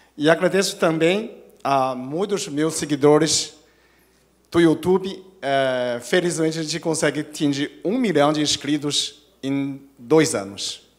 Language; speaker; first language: Portuguese; non-native, fluent; Chinese